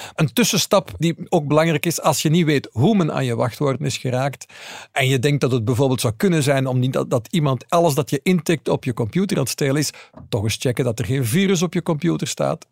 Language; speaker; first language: Dutch; native; Dutch